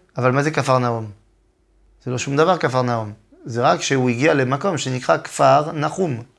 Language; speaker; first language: Hebrew; non-native, fluent; French